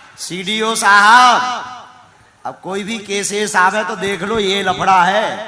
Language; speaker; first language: Hindi; native; Hindi